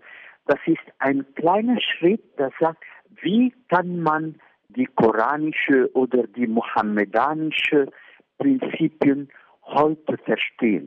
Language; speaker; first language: German; non-native, fluent; Arabic